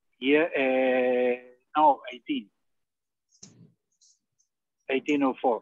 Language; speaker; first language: English; non-native, learner; Spanish